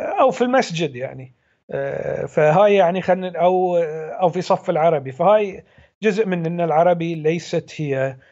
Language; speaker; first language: Arabic; native; Arabic